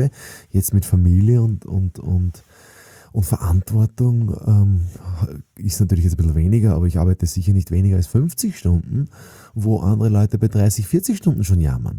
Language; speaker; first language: German; native; German